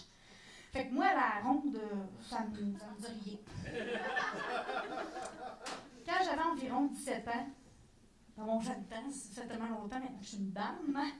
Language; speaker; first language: French; native; French